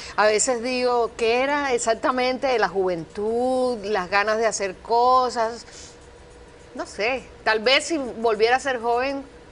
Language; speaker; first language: Spanish; native; Spanish